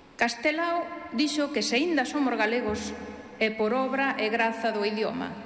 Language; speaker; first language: Galician; early bilingual, heritage; Galician